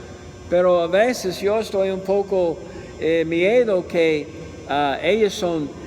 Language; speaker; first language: Spanish; non-native, learner; English